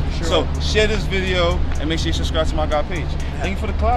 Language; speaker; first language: English; native; English